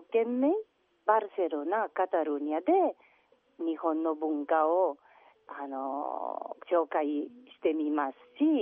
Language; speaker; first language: Japanese; non-native, learner; Catalan